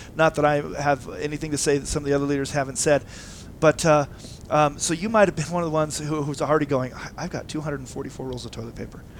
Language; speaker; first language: English; native; English